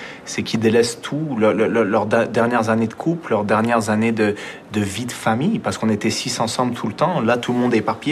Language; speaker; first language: French; early bilingual, other home language; Arabic